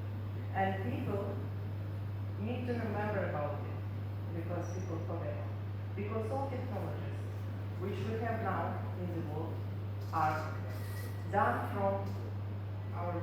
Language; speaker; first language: English; non-native, learner; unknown